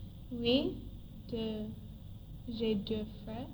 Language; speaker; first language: French; non-native, learner; English